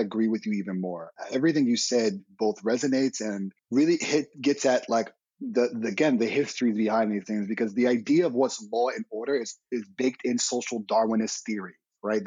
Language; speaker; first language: English; native; English